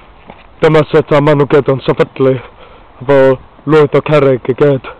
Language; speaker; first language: Welsh; non-native, learner; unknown